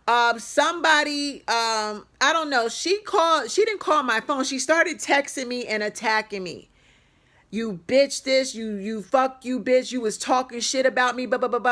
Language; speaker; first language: English; native; English